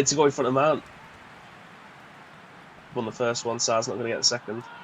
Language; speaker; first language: English; native; English